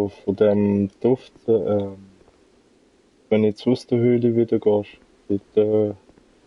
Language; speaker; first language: German; native; German